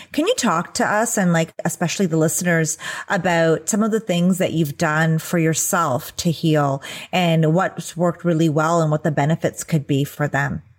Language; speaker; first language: English; early bilingual, other home language; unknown